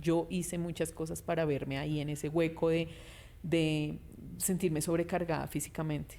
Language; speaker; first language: Spanish; native; Spanish